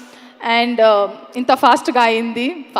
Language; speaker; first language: Telugu; non-native, learner; Kannada